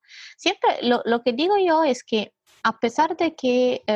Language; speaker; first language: Spanish; non-native, fluent; Italian